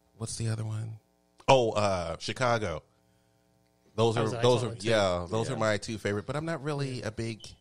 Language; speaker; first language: English; native; English